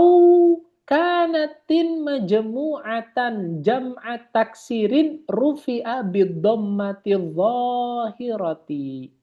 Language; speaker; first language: Arabic; non-native, fluent; Indonesian